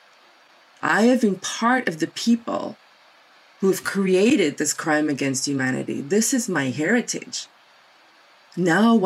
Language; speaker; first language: English; non-native, local second language; Afrikaans